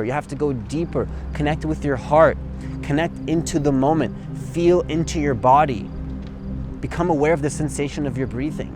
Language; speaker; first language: English; native; English